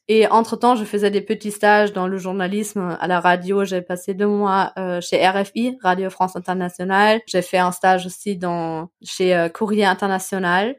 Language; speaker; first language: French; non-native, fluent; German